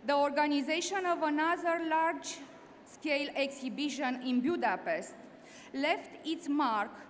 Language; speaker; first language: English; non-native, learner; Romanian